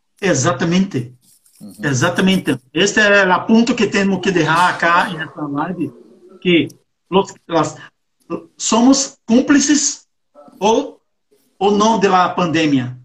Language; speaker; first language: Portuguese; non-native, learner; Spanish